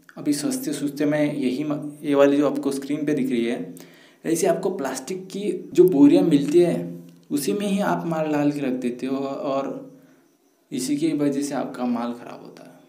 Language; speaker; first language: Hindi; non-native, local second language; Marathi